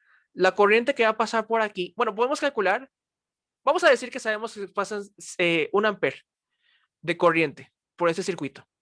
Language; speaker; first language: Spanish; native; Spanish